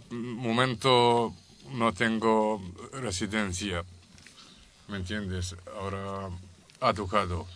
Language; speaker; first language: Spanish; non-native, learner; Bangla